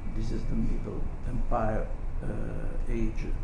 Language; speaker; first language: English; non-native, learner; Italian